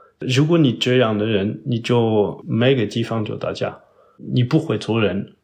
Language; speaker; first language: Chinese; non-native, fluent; French